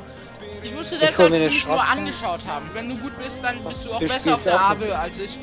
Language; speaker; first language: German; native; German